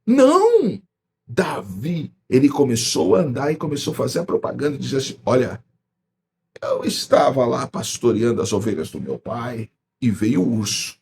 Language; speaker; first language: Portuguese; native; Portuguese